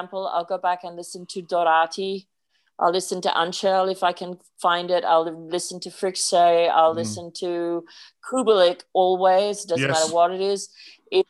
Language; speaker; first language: English; native; English